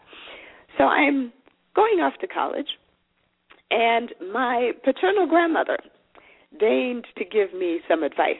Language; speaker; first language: English; non-native, local second language; Shona